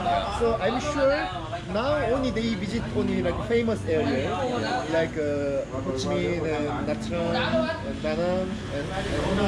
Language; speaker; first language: English; non-native, learner; Korean